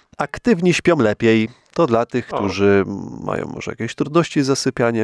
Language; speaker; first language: Polish; native; Polish